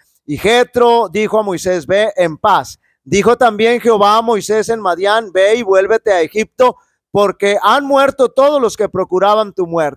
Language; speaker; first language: Spanish; native; Spanish